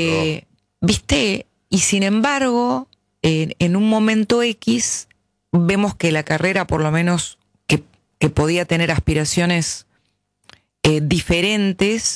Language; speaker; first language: Spanish; native; Spanish